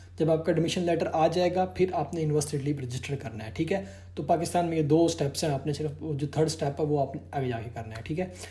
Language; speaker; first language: Urdu; non-native, local second language; Punjabi